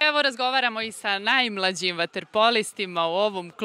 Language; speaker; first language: Serbian; native; Serbian